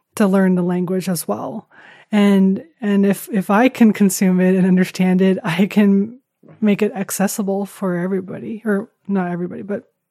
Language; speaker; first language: English; early bilingual, other home language; Chinese